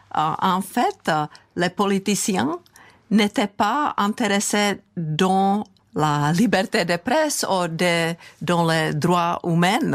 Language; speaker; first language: French; non-native, fluent; Czech